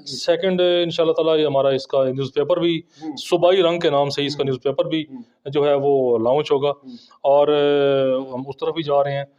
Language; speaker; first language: Urdu; non-native, local second language; Punjabi